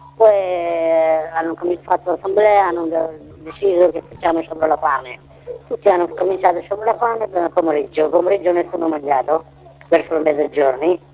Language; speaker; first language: Italian; non-native, learner; Bangla